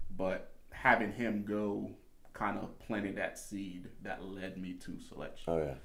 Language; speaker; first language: English; native; English